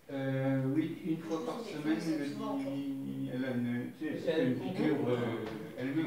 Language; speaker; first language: French; native; French